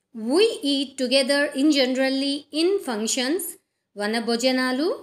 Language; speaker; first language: English; non-native, local second language; Telugu